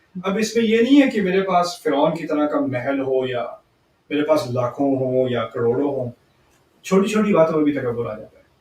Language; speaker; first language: Urdu; early bilingual, heritage; Urdu